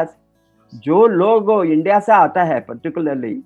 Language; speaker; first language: Hindi; non-native, local second language; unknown